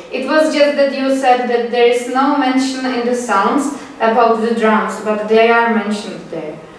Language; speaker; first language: English; non-native, fluent; Czech